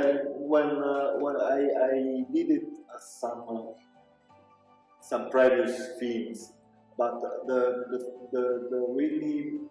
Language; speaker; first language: English; non-native, local second language; Italian